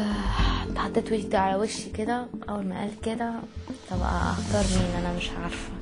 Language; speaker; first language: Arabic; native; Arabic